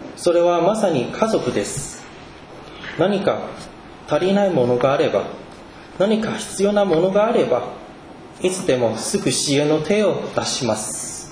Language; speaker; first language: Japanese; non-native, fluent; Chinese